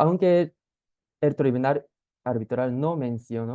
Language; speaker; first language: Spanish; non-native, fluent; Japanese